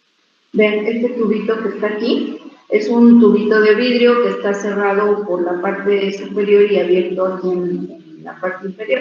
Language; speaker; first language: Spanish; native; Spanish